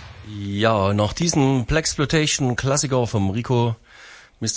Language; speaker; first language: German; native; German